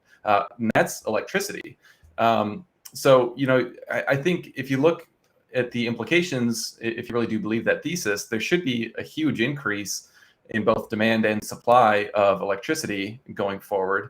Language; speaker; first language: English; native; English